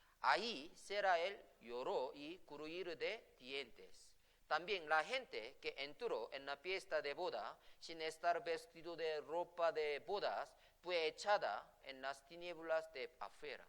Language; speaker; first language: Spanish; non-native, fluent; Korean